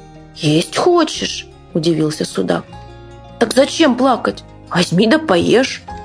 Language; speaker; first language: Russian; native; Russian